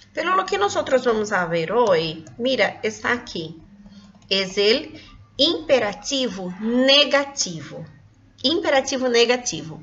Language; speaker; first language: Spanish; non-native, local second language; Portuguese